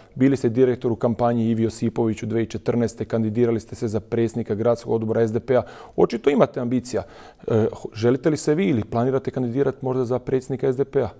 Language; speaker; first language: Croatian; native; Croatian